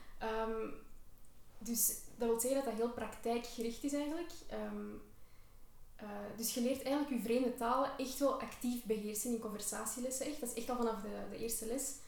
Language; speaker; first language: Dutch; early bilingual, other home language; Albanian